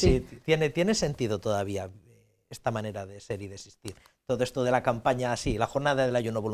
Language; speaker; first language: Spanish; native; Spanish